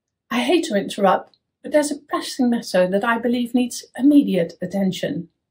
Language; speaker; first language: English; non-native, fluent; Dutch